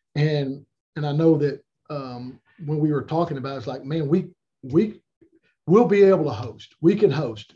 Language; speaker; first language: English; native; English